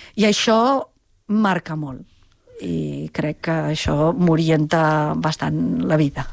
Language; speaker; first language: Catalan; native; Catalan